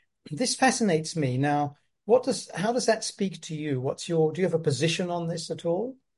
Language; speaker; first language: English; native; English